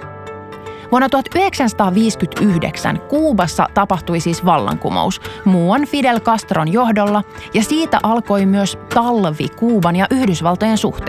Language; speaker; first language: Finnish; native; Finnish